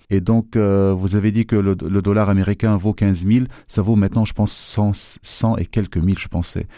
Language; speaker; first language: French; non-native, local second language; Arabic